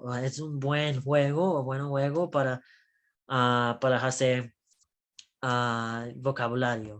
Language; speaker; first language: Spanish; non-native, learner; English